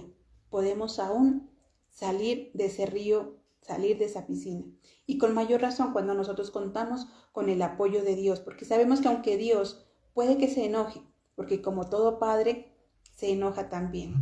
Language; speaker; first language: Spanish; native; Spanish